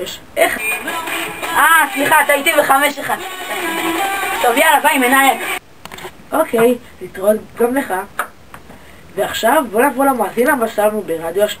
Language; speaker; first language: Hebrew; native; Hebrew